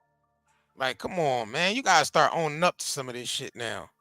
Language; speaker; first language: English; native; English